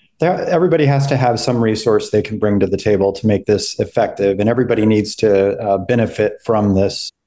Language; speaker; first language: English; native; English